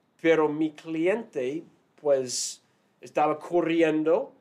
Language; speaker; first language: Spanish; non-native, fluent; English